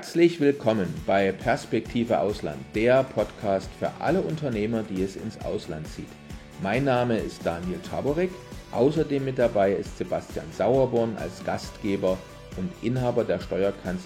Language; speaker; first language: German; native; German